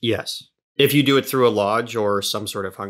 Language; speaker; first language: English; native; English